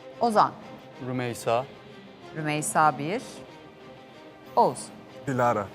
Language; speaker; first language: Turkish; native; Turkish